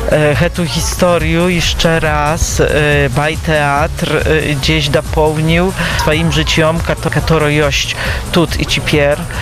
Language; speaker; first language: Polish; non-native, local second language; Belarusian